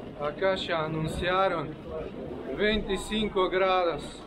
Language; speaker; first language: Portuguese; non-native, learner; Spanish